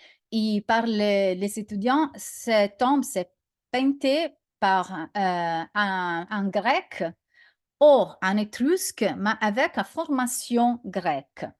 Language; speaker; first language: French; non-native, learner; Italian